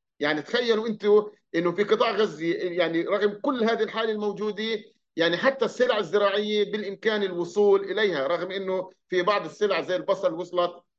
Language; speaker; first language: Arabic; native; Arabic